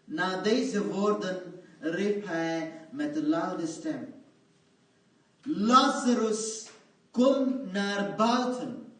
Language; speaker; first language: Dutch; non-native, fluent; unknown